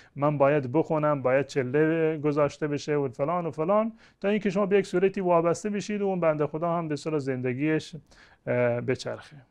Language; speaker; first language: Persian; non-native, local second language; Baluchi